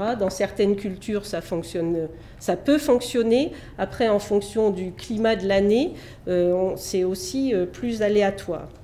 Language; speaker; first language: French; native; French